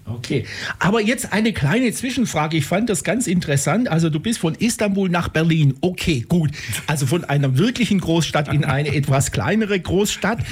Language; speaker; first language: German; native; German